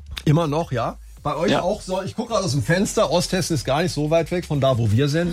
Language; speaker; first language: German; native; German